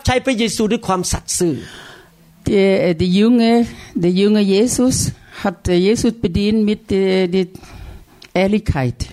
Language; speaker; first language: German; non-native, learner; Thai